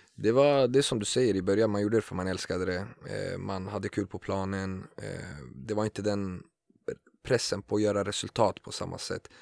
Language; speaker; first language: Swedish; early bilingual, other home language; Kurdish